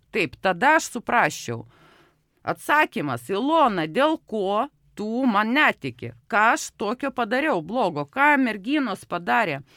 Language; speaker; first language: Lithuanian; non-native, local second language; Russian